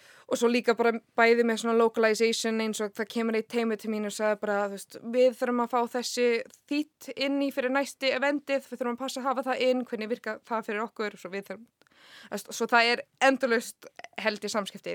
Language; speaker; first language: Icelandic; non-native, fluent; English